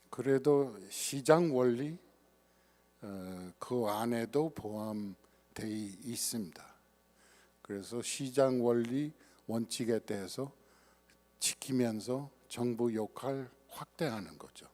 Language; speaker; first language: Korean; non-native, fluent; English